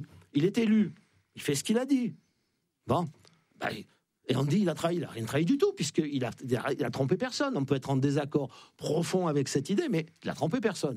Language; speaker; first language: French; native; French